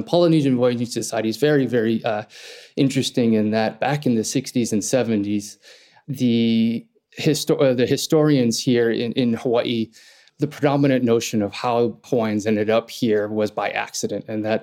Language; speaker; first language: English; native; English